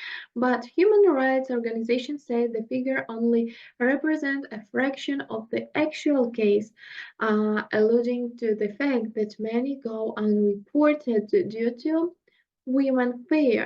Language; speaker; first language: English; non-native, fluent; Russian